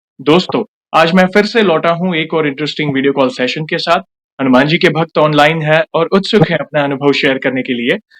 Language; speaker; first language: Hindi; native; Hindi